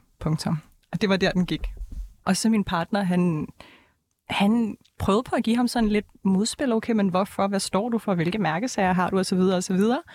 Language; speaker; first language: Danish; early bilingual, other home language; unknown